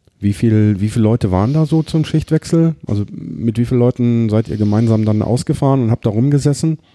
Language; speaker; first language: German; native; German